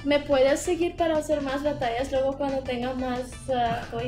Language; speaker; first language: Spanish; non-native, fluent; Russian